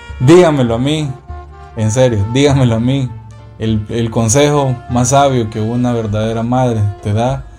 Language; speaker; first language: Spanish; native; Spanish